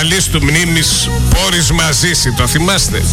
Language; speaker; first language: Greek; native; Greek